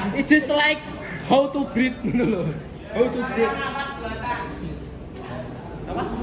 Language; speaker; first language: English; non-native, learner; Indonesian